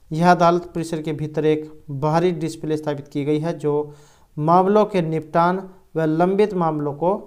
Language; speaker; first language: Hindi; native; Hindi